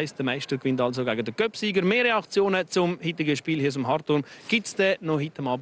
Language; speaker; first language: German; native; German